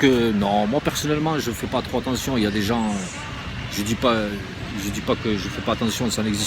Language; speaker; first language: French; early bilingual, other home language; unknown